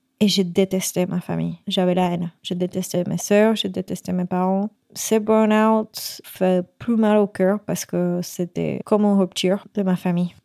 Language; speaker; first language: French; non-native, fluent; Spanish